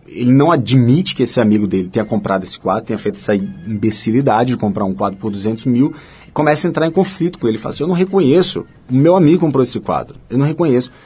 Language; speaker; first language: Portuguese; native; Portuguese